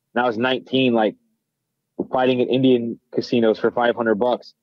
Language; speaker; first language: English; native; English